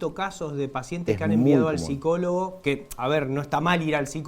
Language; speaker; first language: Spanish; native; Spanish